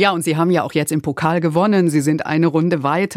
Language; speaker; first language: German; native; German